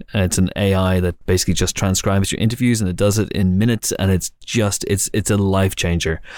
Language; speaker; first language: English; native; English